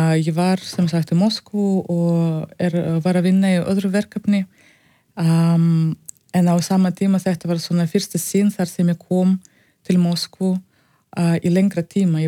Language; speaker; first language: Icelandic; non-native, fluent; Russian